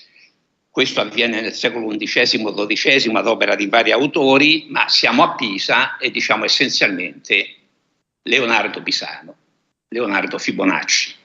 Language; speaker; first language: Italian; native; Italian